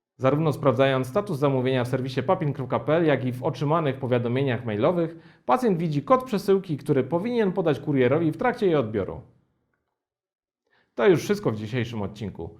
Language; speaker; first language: Polish; native; Polish